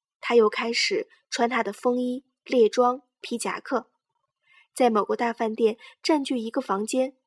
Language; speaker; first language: Chinese; native; Chinese